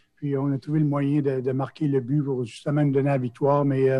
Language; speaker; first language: French; native; French